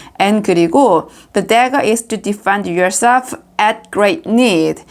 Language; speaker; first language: English; non-native, fluent; Korean